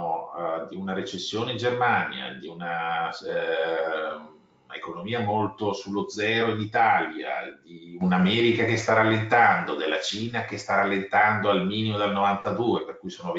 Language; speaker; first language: Italian; native; Italian